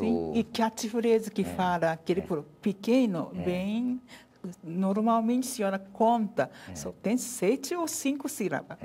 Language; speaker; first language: Portuguese; non-native, learner; Japanese